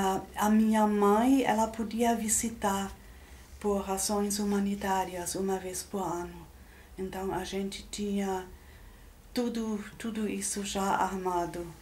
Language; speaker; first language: Portuguese; non-native, fluent; German